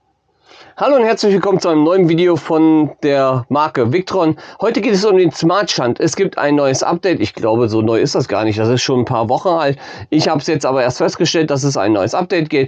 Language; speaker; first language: German; native; German